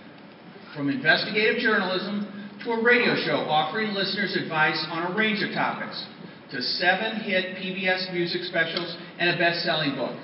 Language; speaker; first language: English; native; English